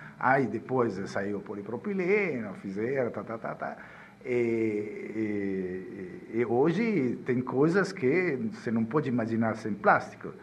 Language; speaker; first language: Portuguese; non-native, fluent; Italian